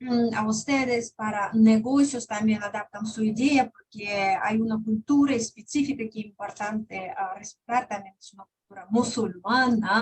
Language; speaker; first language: Spanish; non-native, fluent; Russian